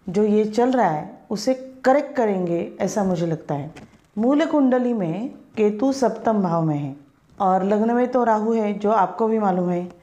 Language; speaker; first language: Hindi; non-native, local second language; Marathi